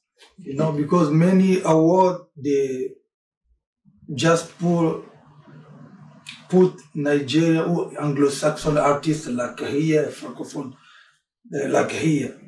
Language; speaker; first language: English; non-native, learner; French